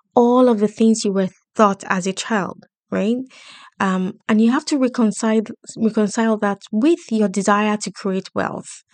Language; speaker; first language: English; non-native, local second language; Yoruba